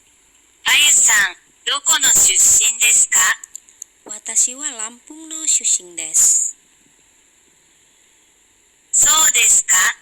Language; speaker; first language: Japanese; non-native, learner; Indonesian